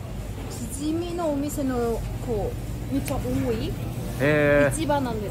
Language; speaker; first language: Japanese; non-native, fluent; Korean